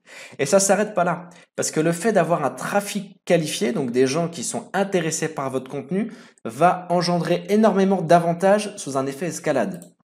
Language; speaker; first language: French; native; French